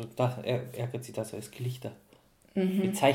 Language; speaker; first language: German; native; German